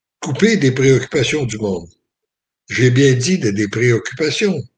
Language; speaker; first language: French; native; French